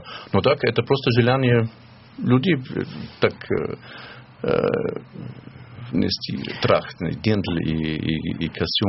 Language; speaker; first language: Russian; non-native, fluent; German